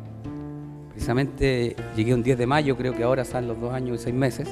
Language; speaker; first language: Spanish; native; Spanish